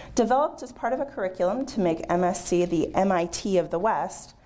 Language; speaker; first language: English; native; English